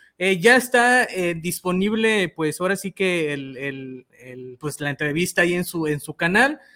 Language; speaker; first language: Spanish; native; Spanish